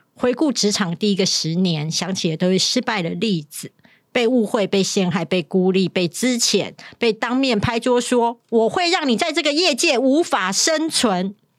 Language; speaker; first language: Chinese; native; Chinese